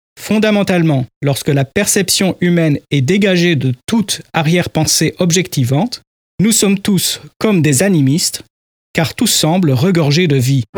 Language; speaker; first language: French; native; French